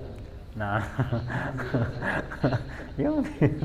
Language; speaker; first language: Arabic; non-native, fluent; Indonesian